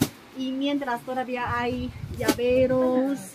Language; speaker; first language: Spanish; non-native, learner; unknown